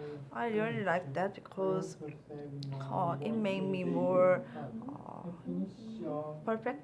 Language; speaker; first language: English; non-native, learner; Korean